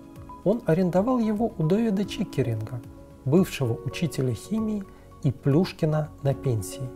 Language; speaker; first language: Russian; native; Russian